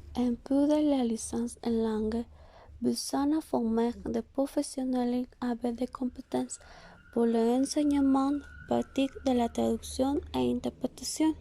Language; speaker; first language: French; non-native, learner; Spanish